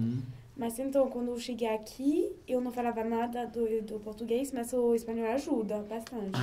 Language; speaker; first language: Portuguese; non-native, learner; French